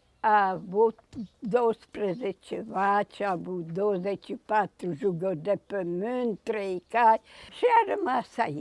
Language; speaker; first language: Romanian; non-native, local second language; Hungarian